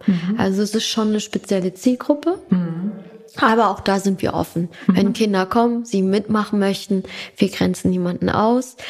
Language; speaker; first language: German; native; German